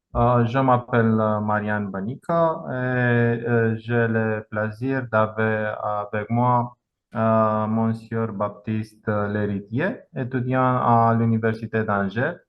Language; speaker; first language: French; non-native, fluent; Romanian